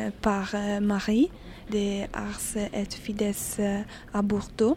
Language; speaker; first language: French; non-native, learner; Italian